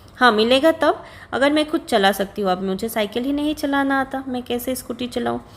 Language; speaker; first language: Hindi; non-native, local second language; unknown